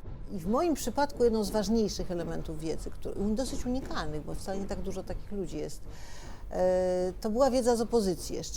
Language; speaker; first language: Polish; native; Polish